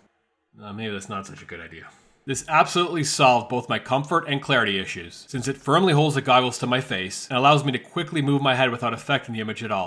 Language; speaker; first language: English; native; English